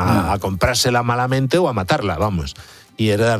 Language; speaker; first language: Spanish; native; Spanish